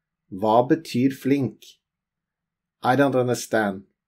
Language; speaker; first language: English; non-native, fluent; Norwegian